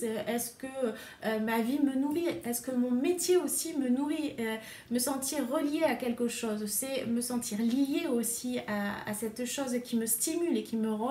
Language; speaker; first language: French; native; French